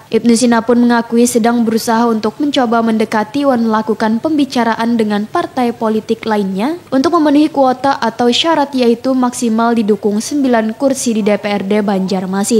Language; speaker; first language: Indonesian; native; Indonesian